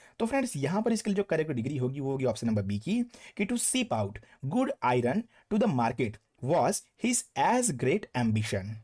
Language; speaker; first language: Hindi; non-native, local second language; Gujarati